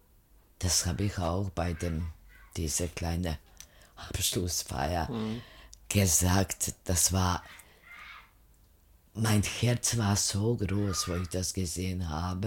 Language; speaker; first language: German; non-native, fluent; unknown